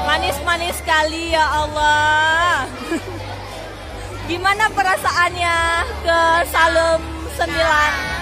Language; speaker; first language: Indonesian; native; Indonesian